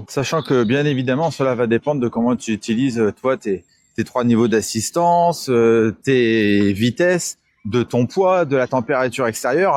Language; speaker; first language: French; native; French